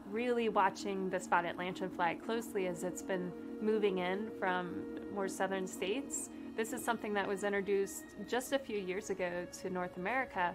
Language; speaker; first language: English; native; English